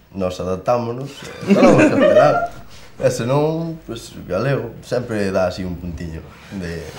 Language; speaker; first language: Galician; non-native, local second language; Spanish